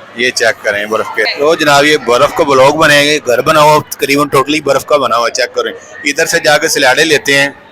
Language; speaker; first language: Urdu; non-native, local second language; Punjabi